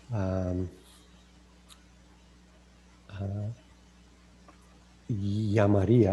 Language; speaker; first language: Spanish; non-native, learner; English